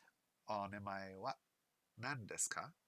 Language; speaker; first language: Japanese; non-native, learner; English